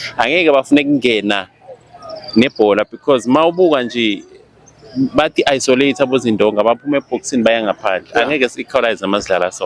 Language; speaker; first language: Zulu; non-native, local second language; Swati